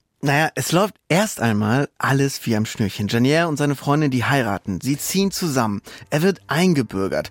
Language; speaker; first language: German; native; German